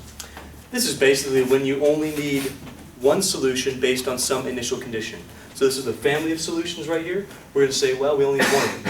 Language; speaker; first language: English; native; English